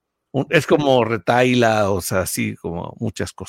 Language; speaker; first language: Spanish; native; Spanish